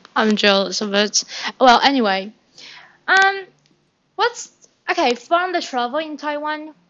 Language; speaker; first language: English; non-native, learner; Chinese